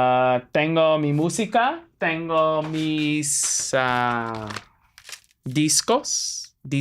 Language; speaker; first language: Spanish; non-native, learner; English